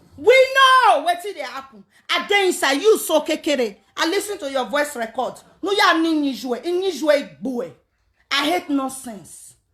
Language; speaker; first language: Nigerian Pidgin; native; Nigerian Pidgin